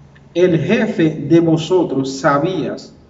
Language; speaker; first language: Spanish; non-native, fluent; Haitian Creole